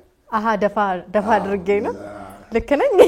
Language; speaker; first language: Amharic; native; Amharic